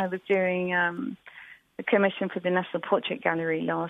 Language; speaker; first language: English; native; English